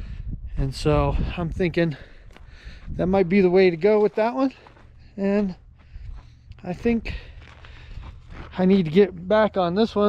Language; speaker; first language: English; native; English